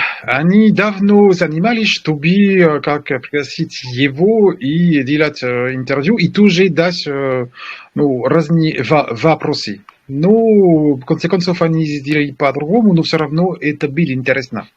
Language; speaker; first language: Russian; non-native, learner; French